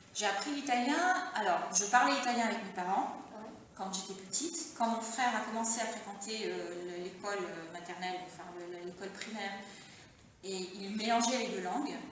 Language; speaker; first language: French; early bilingual, other home language; Italian